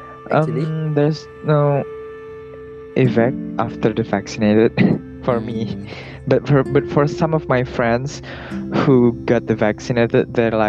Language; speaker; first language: English; non-native, learner; Indonesian